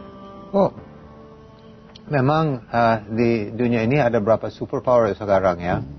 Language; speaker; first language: Indonesian; non-native, fluent; English